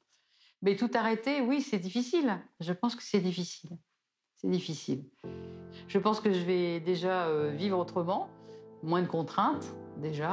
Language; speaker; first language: French; native; French